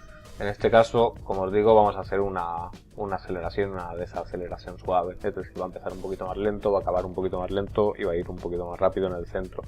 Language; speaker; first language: Spanish; native; Spanish